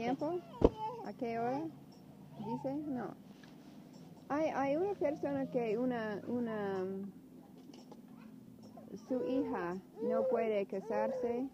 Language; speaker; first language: Spanish; non-native, learner; English